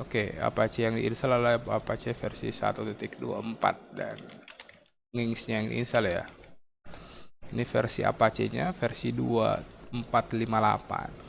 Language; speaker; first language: Indonesian; native; Indonesian